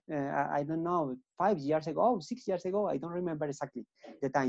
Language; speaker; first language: English; non-native, learner; Spanish